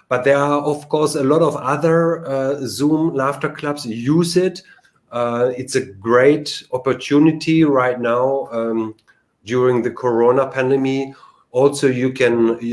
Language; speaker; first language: English; non-native, learner; German